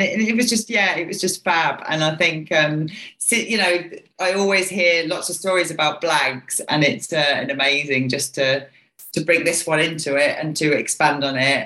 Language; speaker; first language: English; native; English